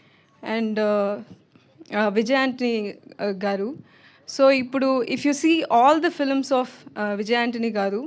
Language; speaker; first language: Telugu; non-native, learner; Tamil